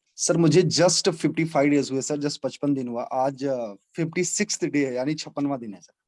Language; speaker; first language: Hindi; native; Hindi